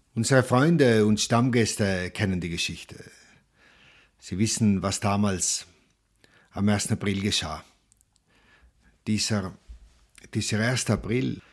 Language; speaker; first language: German; non-native, local second language; Ladin